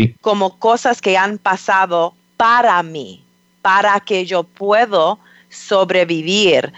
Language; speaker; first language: Spanish; non-native, fluent; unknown